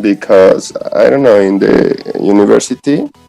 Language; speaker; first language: English; non-native, learner; Spanish